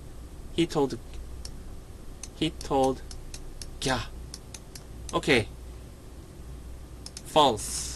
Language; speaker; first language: English; non-native, learner; Korean